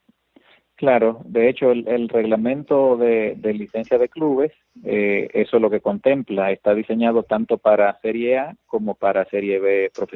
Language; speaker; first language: Spanish; native; Spanish